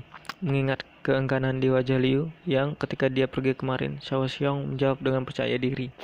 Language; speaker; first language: Indonesian; native; Indonesian